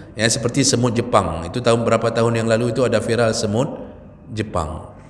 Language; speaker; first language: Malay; native; Malay